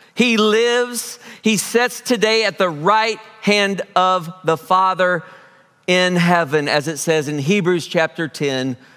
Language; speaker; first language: English; native; English